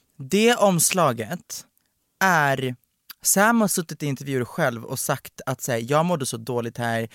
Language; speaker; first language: Swedish; native; Swedish